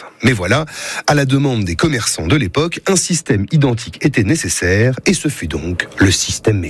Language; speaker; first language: French; native; French